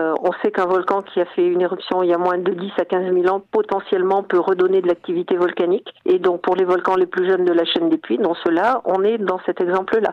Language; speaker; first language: French; native; French